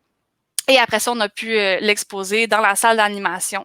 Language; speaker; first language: French; native; French